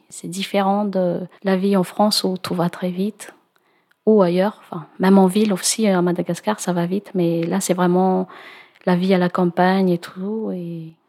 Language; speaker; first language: French; non-native, local second language; Malagasy